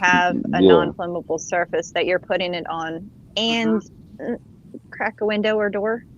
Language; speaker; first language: English; native; English